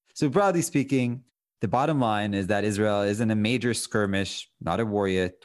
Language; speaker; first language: English; non-native, fluent; Hebrew